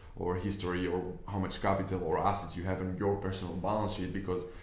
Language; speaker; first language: English; non-native, fluent; Hebrew